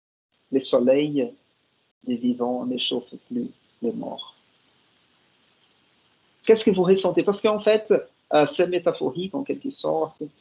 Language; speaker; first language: French; non-native, fluent; Portuguese